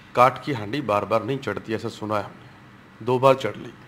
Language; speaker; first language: Hindi; native; Hindi